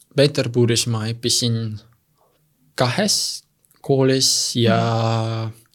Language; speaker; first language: Estonian; non-native, learner; Russian